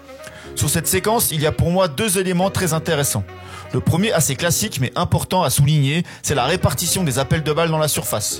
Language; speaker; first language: French; native; French